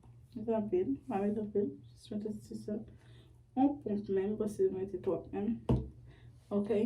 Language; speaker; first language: French; non-native, learner; Haitian Creole